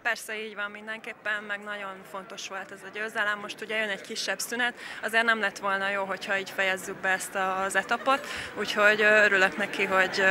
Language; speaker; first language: Hungarian; native; Hungarian